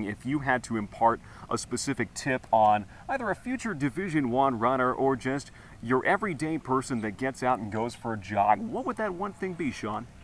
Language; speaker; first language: English; native; English